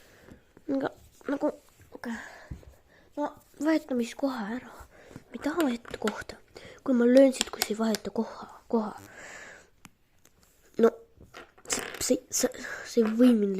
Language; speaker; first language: Estonian; non-native, local second language; Russian